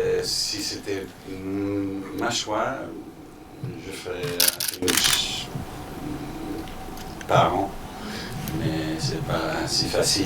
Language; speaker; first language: French; non-native, fluent; Danish